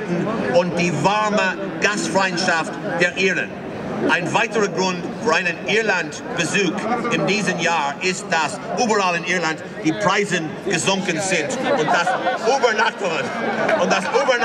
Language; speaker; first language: German; non-native, fluent; English